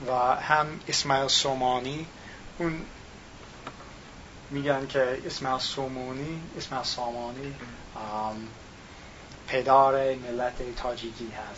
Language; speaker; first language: Persian; non-native, learner; English